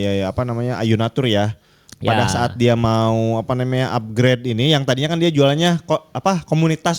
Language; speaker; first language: Indonesian; native; Indonesian